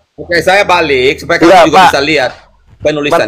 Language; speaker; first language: Indonesian; native; Indonesian